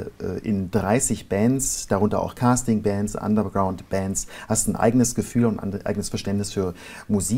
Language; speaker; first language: German; native; German